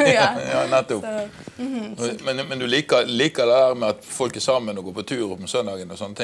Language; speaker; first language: Norwegian; native; Norwegian